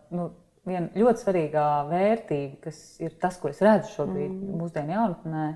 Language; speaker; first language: Latvian; native; Latvian